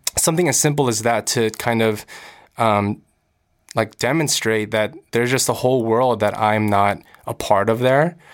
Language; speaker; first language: English; early bilingual, other home language; Korean